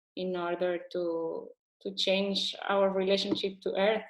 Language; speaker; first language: English; non-native, fluent; Catalan